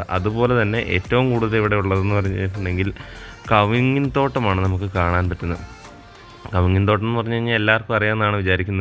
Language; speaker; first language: Malayalam; native; Malayalam